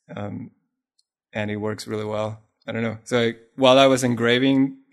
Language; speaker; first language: English; non-native, fluent; Spanish